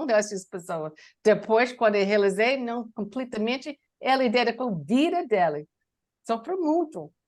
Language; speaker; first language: Portuguese; non-native, learner; English